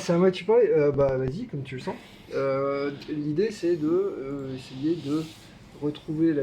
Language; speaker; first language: French; native; French